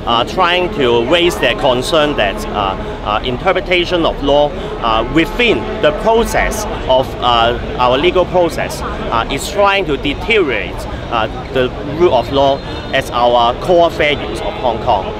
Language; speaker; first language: English; non-native, local second language; Cantonese